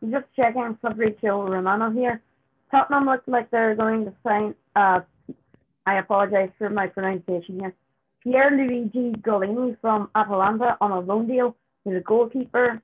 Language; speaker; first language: English; native; English